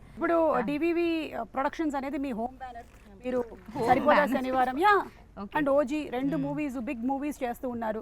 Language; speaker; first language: Telugu; native; Telugu